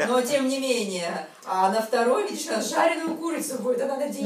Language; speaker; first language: Russian; native; Russian